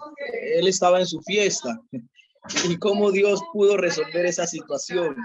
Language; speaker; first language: Spanish; native; Spanish